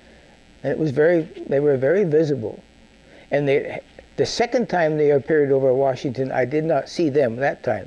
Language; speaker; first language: English; native; English